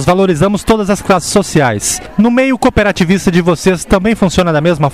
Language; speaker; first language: Portuguese; native; Portuguese